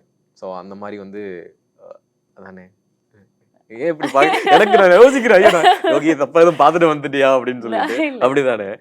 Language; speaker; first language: Tamil; native; Tamil